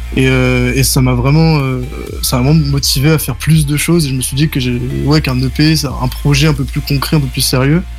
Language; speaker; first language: French; native; French